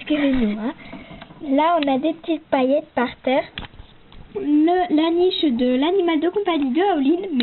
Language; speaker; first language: French; native; French